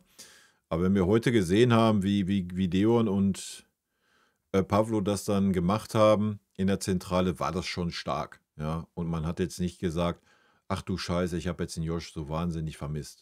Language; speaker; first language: German; native; German